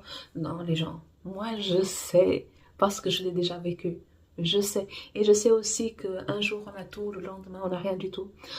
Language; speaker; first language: French; non-native, fluent; Portuguese